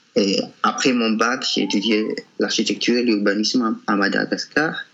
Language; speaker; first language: French; non-native, local second language; Malagasy